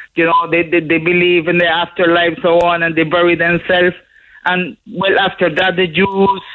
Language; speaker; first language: English; non-native, fluent; Spanish